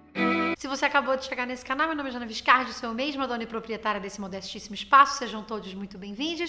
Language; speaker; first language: Portuguese; native; Portuguese